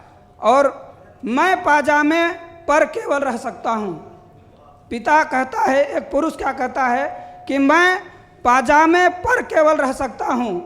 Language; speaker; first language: Hindi; native; Hindi